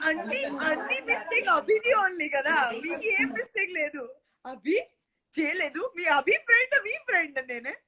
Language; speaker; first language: Telugu; non-native, learner; Gujarati